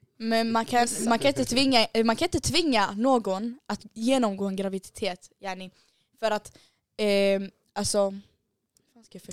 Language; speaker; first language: Swedish; early bilingual, other home language; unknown